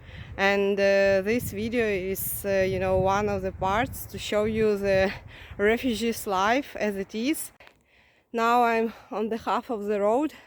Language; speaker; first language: English; non-native, fluent; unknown